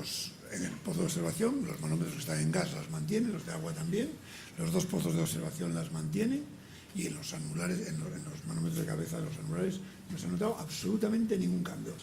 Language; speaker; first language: Spanish; native; Spanish